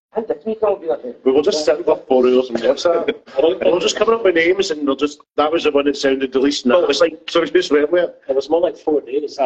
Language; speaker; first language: English; native; English